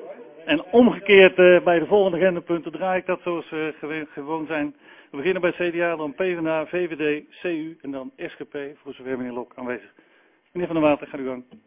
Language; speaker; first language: Dutch; native; Dutch